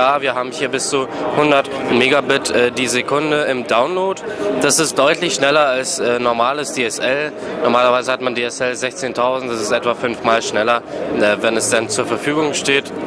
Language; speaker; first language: German; native; German